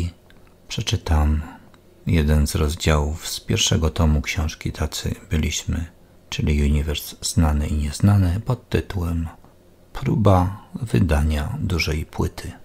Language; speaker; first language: Polish; native; Polish